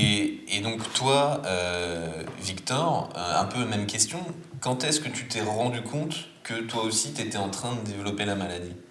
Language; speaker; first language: French; native; French